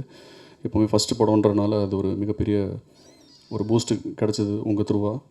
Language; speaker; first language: Tamil; native; Tamil